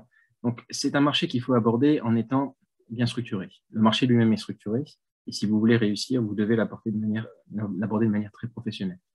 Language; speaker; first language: French; native; French